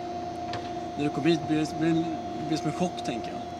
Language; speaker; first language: Swedish; native; Swedish